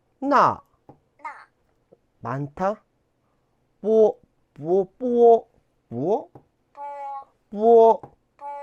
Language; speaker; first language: Chinese; non-native, learner; Korean